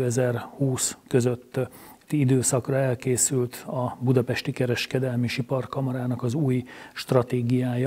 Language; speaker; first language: Hungarian; native; Hungarian